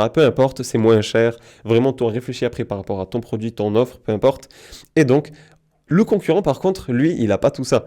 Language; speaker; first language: French; native; French